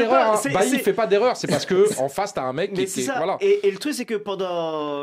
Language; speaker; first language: French; native; French